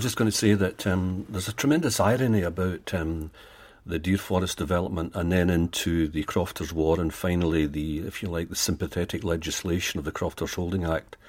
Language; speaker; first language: English; native; English